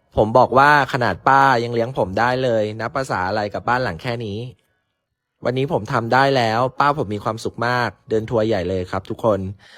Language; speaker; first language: Thai; native; Thai